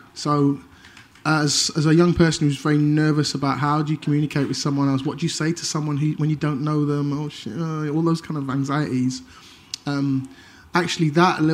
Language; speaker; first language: English; native; English